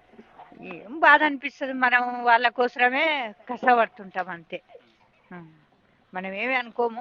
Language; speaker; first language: Telugu; native; Telugu